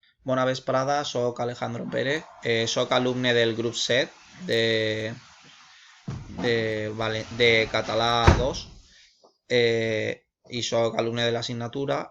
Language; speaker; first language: Catalan; non-native, local second language; Spanish